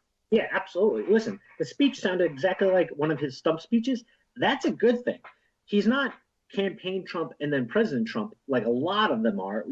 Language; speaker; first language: English; native; English